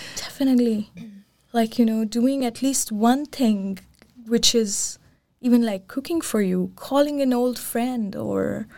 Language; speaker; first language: English; non-native, local second language; Urdu